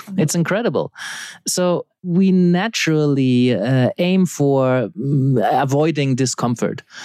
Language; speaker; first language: English; non-native, fluent; German